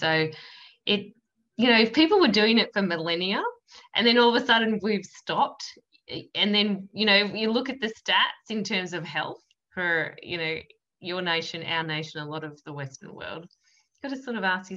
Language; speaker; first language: English; native; English